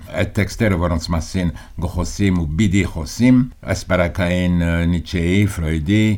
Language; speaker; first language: Armenian; early bilingual, heritage; Armenian